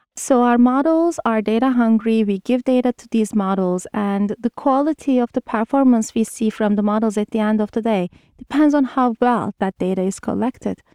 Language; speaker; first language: English; non-native, fluent; Turkish